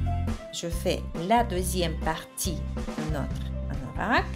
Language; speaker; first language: French; non-native, fluent; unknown